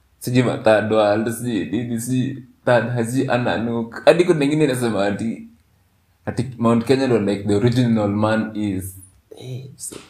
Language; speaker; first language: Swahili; native; Swahili